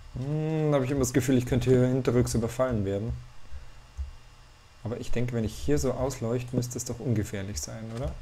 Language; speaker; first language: German; native; German